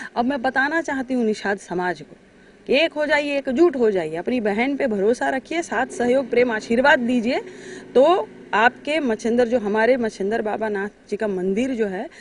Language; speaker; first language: Hindi; native; Hindi